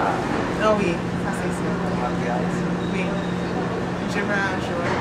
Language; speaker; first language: French; non-native, fluent; English